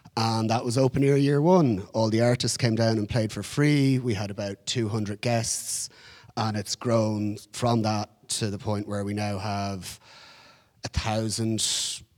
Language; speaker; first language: English; native; English